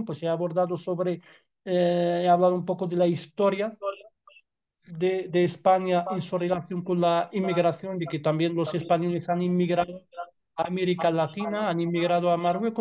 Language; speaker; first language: Spanish; non-native, fluent; Arabic